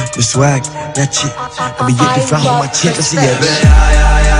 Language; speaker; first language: English; non-native, local second language; Akan